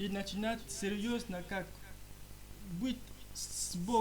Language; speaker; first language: Russian; non-native, learner; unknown